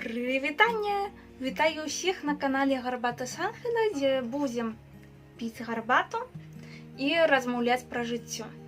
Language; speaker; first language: Belarusian; non-native, fluent; Spanish